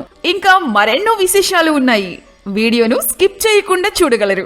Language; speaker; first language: Telugu; native; Telugu